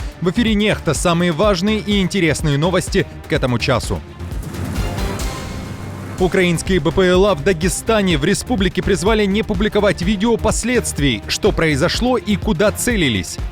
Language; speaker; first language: Russian; native; Russian